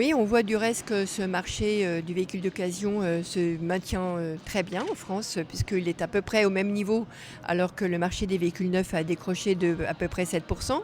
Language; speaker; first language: French; native; French